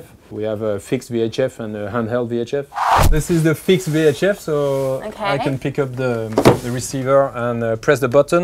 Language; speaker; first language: English; non-native, fluent; French